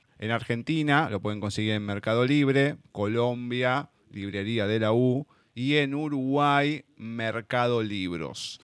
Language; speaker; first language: Spanish; native; Spanish